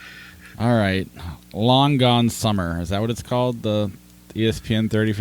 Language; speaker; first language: English; native; English